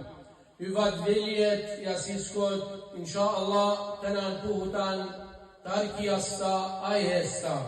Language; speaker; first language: Finnish; non-native, fluent; Arabic